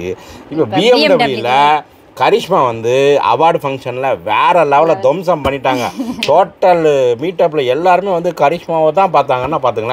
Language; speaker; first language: Tamil; native; Tamil